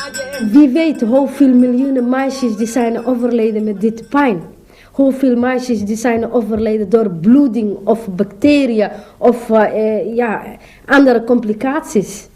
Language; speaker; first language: Dutch; non-native, learner; Somali